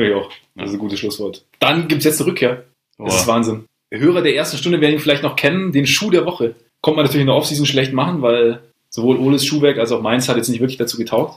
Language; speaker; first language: German; native; German